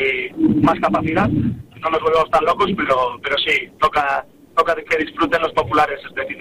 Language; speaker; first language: Spanish; native; Spanish